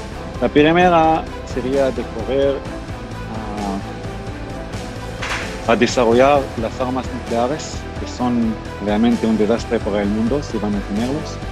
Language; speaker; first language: Spanish; non-native, fluent; Hebrew